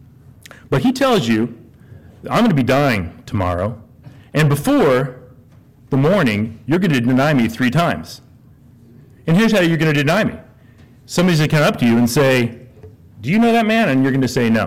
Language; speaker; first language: English; native; English